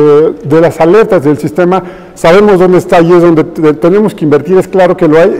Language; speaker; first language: Spanish; native; Spanish